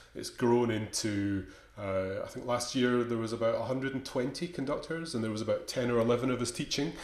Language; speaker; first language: English; native; English